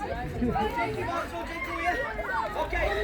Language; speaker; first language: Polish; non-native, learner; English